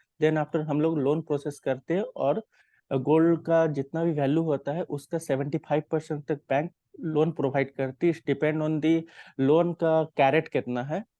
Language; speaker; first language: Hindi; native; Hindi